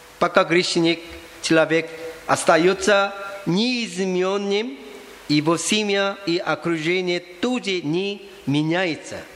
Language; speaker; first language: Russian; non-native, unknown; Korean